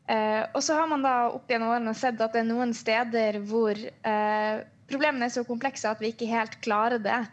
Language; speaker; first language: Norwegian; native; Norwegian